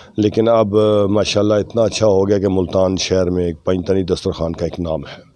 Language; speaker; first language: Urdu; non-native, local second language; Punjabi